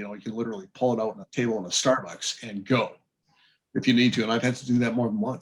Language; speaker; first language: English; native; English